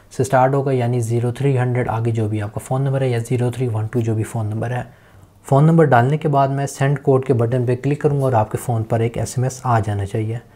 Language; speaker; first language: Urdu; native; Urdu